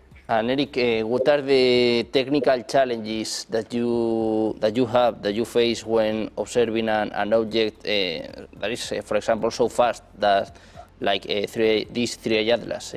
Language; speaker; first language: English; non-native, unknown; Spanish